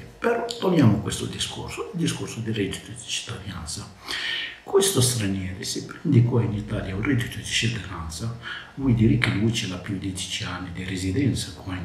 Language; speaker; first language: Italian; non-native, learner; Arabic